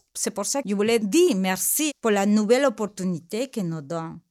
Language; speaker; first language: French; non-native, learner; Spanish